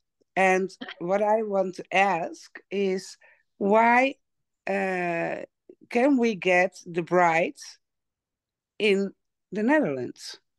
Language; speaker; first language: English; non-native, learner; Dutch